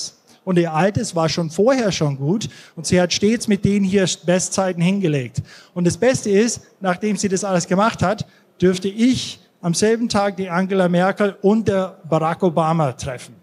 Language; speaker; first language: German; non-native, fluent; English